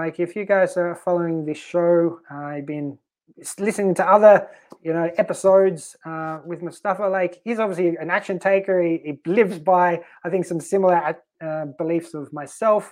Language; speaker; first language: English; native; English